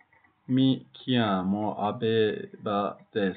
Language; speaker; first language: Italian; non-native, fluent; Turkish